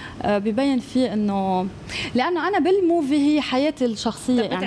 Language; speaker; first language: Arabic; native; Arabic